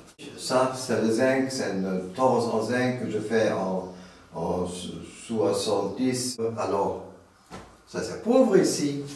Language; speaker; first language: French; non-native, fluent; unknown